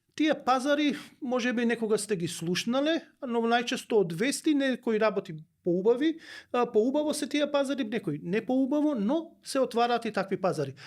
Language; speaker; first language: Macedonian; native; Macedonian